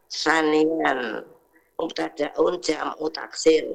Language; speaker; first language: Arabic; non-native, learner; Indonesian